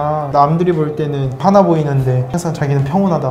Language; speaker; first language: Korean; native; Korean